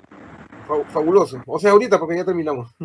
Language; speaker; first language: Spanish; native; Spanish